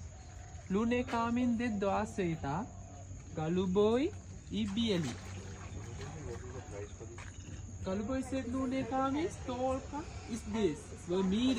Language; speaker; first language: Russian; non-native, learner; Sinhala